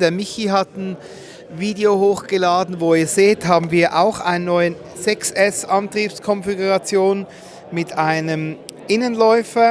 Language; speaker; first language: German; native; German